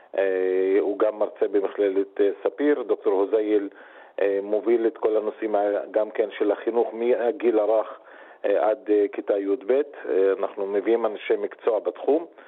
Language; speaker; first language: Hebrew; non-native, local second language; Arabic